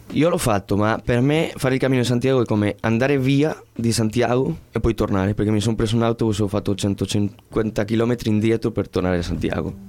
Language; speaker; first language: Italian; non-native, fluent; Spanish